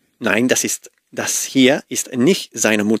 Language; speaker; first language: German; non-native, learner; Spanish